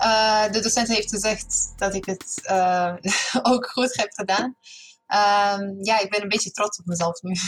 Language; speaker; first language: Dutch; non-native, fluent; Serbian